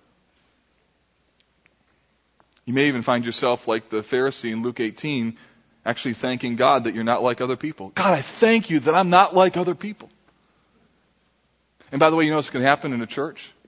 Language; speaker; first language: English; native; English